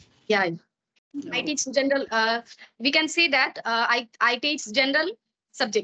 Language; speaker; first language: English; non-native, learner; Maithili